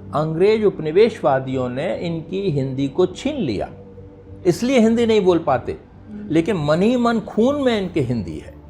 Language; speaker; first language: Hindi; native; Hindi